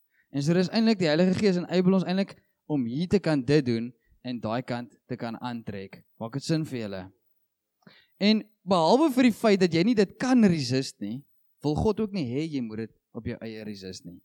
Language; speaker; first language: Afrikaans; native; Afrikaans